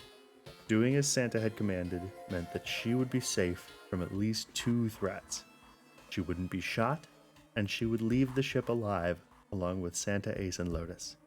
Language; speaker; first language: English; native; English